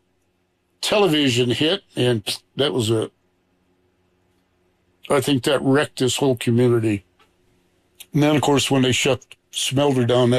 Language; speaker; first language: English; native; English